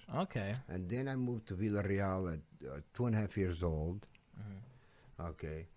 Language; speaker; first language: English; non-native, fluent; Portuguese